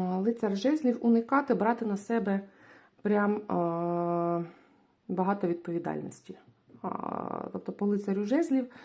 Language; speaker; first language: Ukrainian; non-native, local second language; Russian